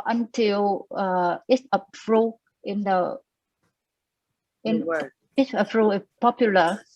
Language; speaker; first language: English; non-native, learner; Vietnamese